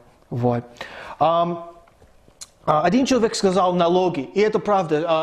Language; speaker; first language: Russian; non-native, fluent; English